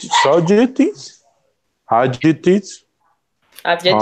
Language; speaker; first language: English; non-native, learner; Spanish